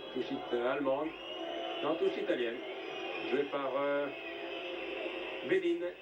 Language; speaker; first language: French; native; French